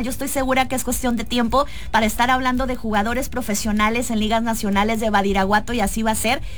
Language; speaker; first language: Spanish; native; Spanish